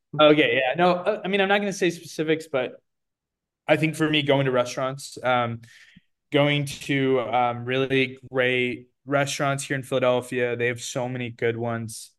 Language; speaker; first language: English; early bilingual, other home language; Portuguese